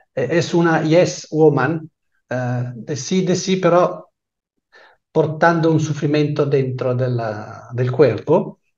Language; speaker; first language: Spanish; non-native, fluent; Italian